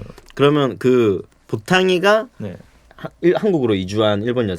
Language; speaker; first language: Korean; native; Korean